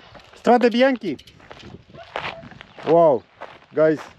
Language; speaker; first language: English; non-native, learner; Romanian